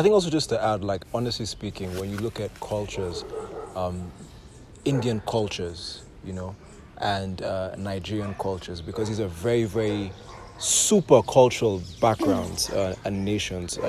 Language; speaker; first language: English; non-native, local second language; Yoruba